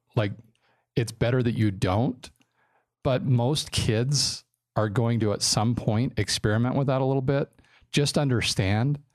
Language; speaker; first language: English; native; English